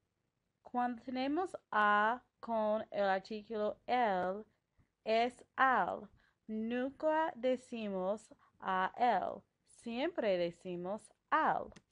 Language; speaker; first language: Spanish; non-native, fluent; English